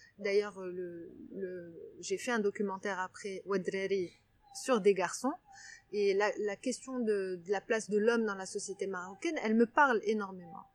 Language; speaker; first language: French; non-native, local second language; Arabic